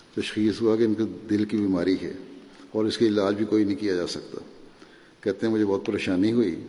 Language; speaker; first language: Urdu; native; Urdu